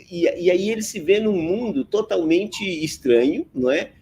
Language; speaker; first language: Portuguese; native; Portuguese